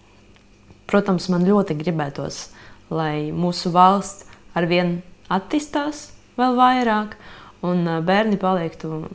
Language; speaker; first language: Latvian; non-native, local second language; Russian